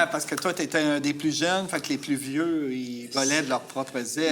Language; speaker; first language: French; native; French